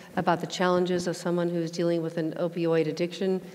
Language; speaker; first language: English; native; English